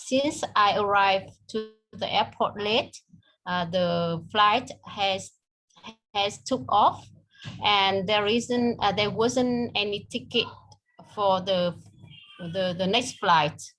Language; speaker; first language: English; non-native, learner; Vietnamese